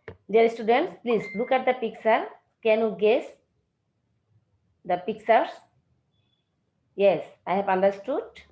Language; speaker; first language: English; non-native, local second language; Bangla